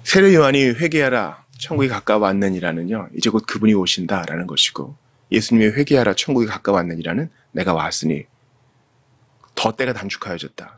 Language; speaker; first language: Korean; native; Korean